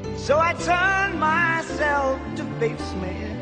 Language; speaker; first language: Spanish; native; Spanish